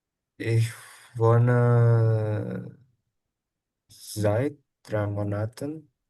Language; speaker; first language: German; non-native, learner; Indonesian